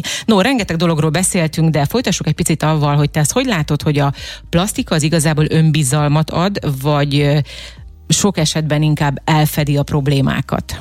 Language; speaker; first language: Hungarian; native; Hungarian